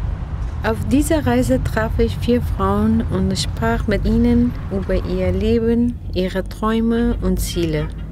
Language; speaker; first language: German; non-native, fluent; Persian